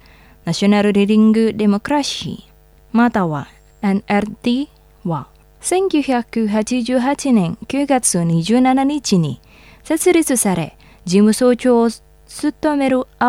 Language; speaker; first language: Japanese; non-native, fluent; Indonesian